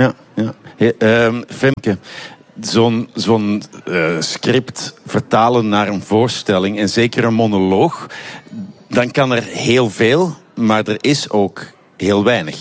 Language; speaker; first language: Dutch; native; Dutch